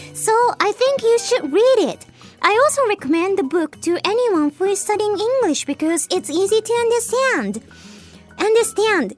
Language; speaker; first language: English; non-native, fluent; Japanese